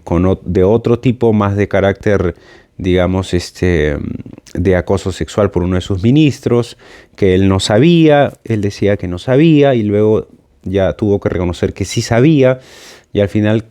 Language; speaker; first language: Spanish; native; Spanish